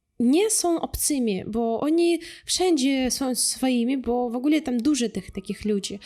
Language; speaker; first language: Polish; non-native, fluent; Russian